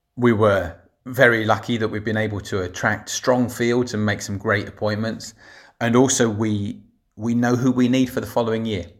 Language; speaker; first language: English; native; English